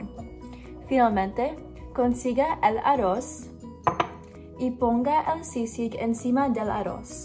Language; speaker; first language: Spanish; non-native, learner; English